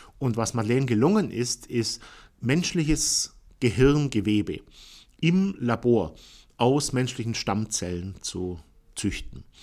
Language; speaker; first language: German; native; German